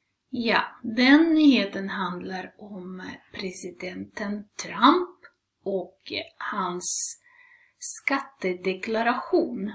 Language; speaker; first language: Swedish; non-native, fluent; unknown